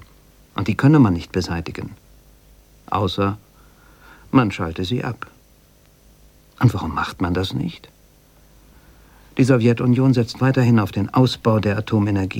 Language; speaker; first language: German; native; German